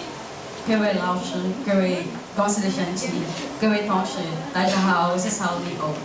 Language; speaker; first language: Chinese; non-native, learner; Vietnamese